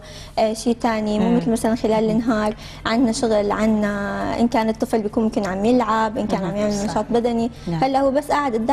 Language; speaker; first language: Arabic; native; Arabic